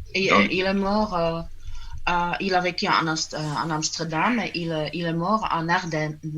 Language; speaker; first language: French; non-native, fluent; Czech